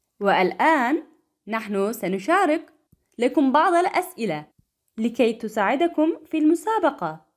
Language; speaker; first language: Arabic; non-native, learner; Turkish